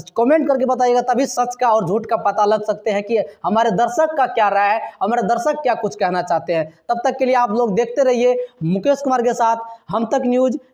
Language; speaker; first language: Hindi; native; Hindi